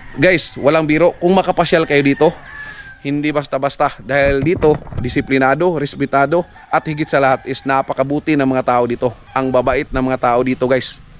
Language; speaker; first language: Filipino; non-native, local second language; Cebuano